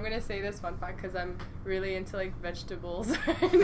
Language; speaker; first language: English; non-native, local second language; Cantonese